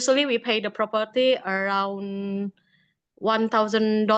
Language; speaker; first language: English; non-native, learner; Indonesian